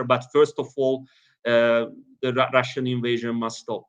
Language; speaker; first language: English; non-native, fluent; Hungarian